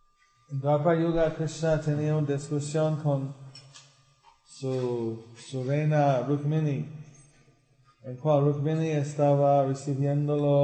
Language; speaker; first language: Spanish; non-native, fluent; English